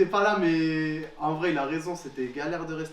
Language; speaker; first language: French; native; French